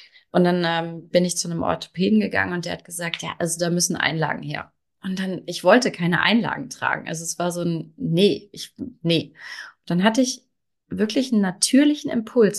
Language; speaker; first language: German; native; German